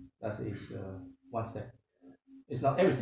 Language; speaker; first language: English; non-native, fluent; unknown